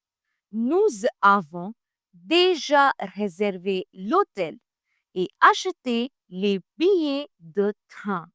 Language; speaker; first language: French; non-native, fluent; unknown